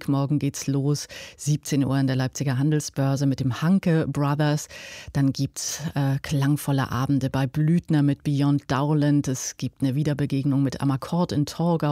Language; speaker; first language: German; native; German